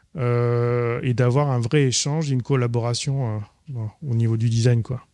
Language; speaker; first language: French; native; French